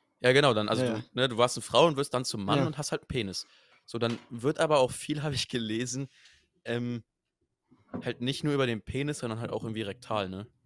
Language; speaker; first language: German; native; German